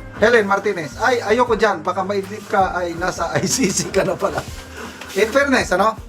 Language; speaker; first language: Filipino; non-native, local second language; Cebuano